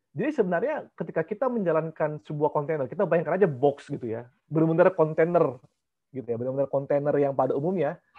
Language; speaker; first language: Indonesian; native; Indonesian